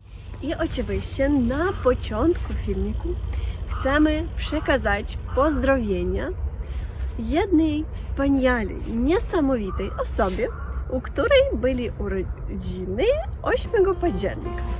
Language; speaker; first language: Polish; non-native, fluent; Russian